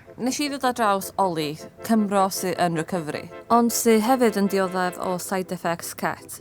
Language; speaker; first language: Welsh; native; Welsh